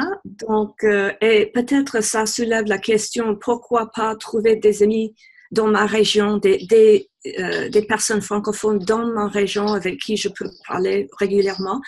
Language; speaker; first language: French; non-native, fluent; English